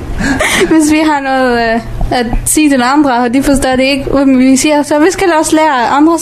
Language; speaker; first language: Danish; early bilingual, other home language; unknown